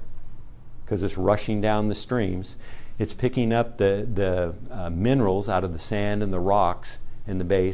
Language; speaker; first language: English; native; English